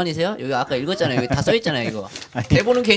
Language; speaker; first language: Korean; native; Korean